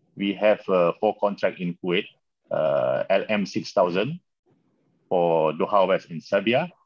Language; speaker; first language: English; non-native, local second language; Malay